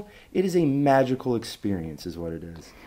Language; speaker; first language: English; native; English